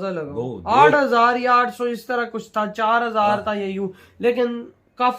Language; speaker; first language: Hindi; native; Hindi